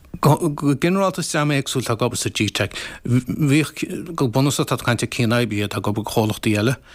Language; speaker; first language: Irish; native; Irish